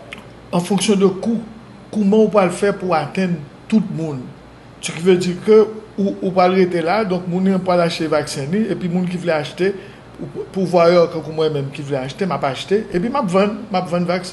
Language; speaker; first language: French; non-native, local second language; Haitian Creole